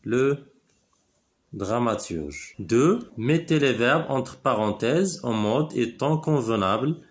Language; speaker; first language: French; non-native, local second language; Arabic